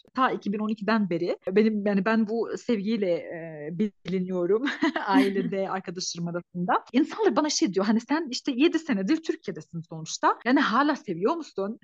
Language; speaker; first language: Turkish; non-native, fluent; Arabic